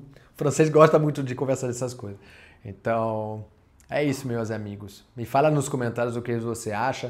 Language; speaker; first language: Portuguese; non-native, fluent; French